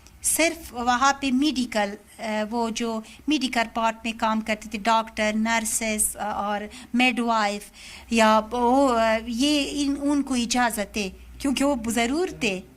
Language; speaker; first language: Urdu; non-native, learner; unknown